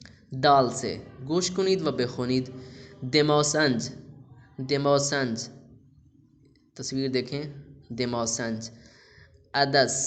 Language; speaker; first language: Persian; non-native, fluent; Urdu